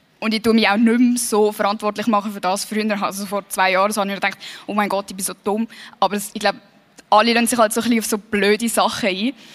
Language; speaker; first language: German; early bilingual, other home language; Swiss German